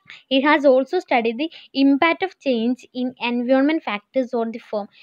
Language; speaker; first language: English; non-native, local second language; Malayalam